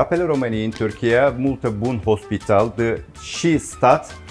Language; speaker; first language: Romanian; non-native, learner; Turkish